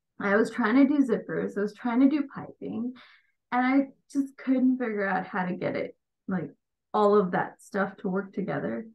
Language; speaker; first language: English; early bilingual, other home language; Bangla